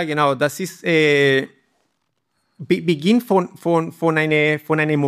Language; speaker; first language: German; non-native, learner; Spanish